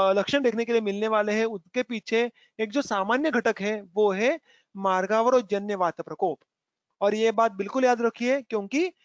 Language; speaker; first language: Hindi; non-native, local second language; Marathi